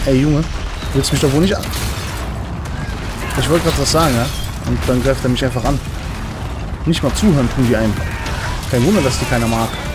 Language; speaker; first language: German; native; German